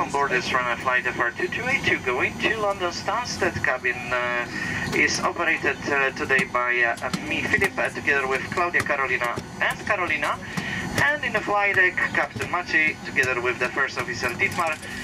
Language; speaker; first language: English; non-native, fluent; Polish